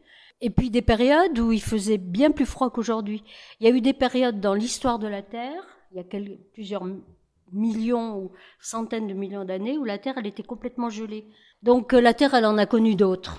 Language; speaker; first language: French; native; French